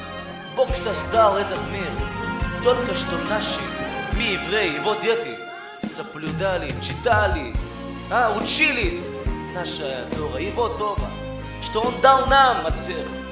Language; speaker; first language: Russian; early bilingual, heritage; Russian